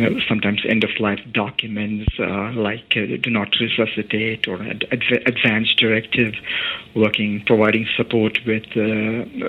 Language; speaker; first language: English; non-native, local second language; Malayalam